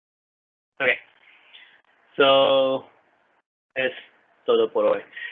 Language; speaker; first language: Spanish; non-native, learner; English